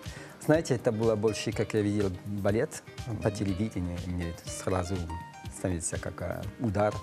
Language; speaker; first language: Russian; non-native, learner; French